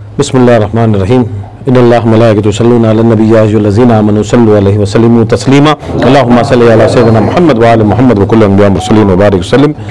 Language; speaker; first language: Urdu; native; Urdu